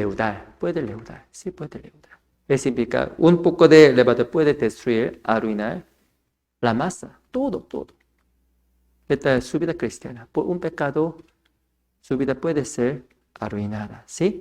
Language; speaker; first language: Spanish; non-native, fluent; Korean